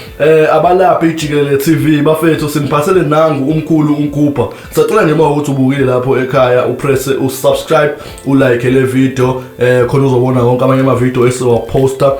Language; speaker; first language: Zulu; native; Zulu